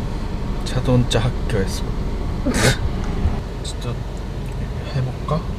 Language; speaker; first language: Korean; non-native, learner; Japanese